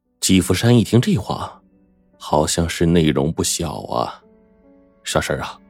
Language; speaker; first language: Chinese; native; Chinese